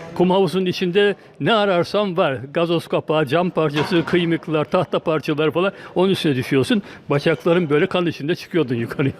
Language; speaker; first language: Turkish; native; Turkish